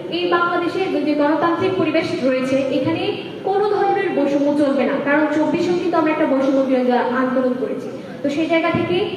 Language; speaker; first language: Bangla; non-native, local second language; Chakma